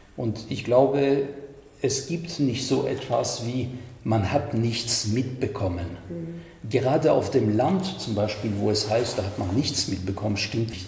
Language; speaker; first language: German; non-native, fluent; French